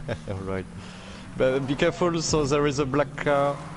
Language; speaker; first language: English; non-native, fluent; French